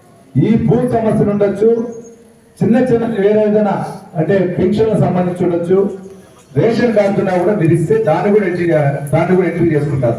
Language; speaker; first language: Telugu; native; Telugu